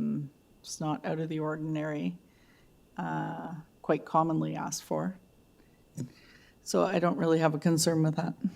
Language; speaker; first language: English; native; English